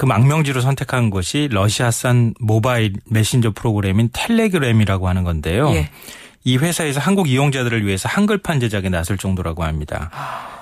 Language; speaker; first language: Korean; native; Korean